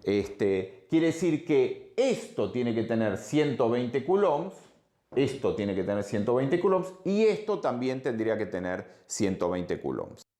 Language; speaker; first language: Spanish; native; Spanish